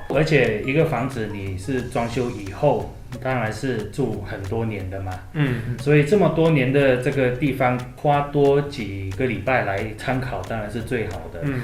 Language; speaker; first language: Chinese; non-native, local second language; English